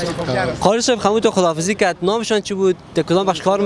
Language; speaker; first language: Persian; native; Persian